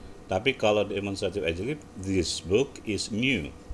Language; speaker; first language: English; non-native, fluent; Indonesian